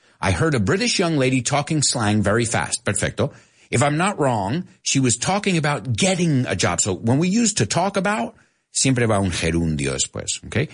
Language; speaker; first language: English; early bilingual, other home language; Spanish